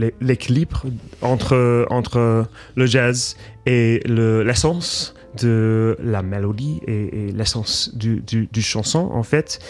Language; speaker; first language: French; non-native, fluent; English